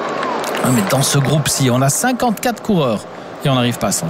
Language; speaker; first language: French; native; French